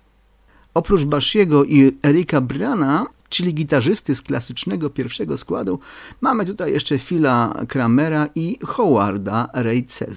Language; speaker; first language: Polish; native; Polish